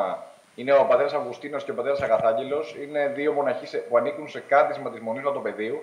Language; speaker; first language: Greek; native; Greek